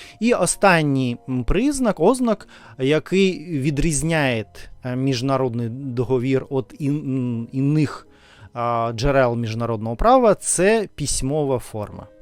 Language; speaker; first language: Ukrainian; non-native, fluent; Russian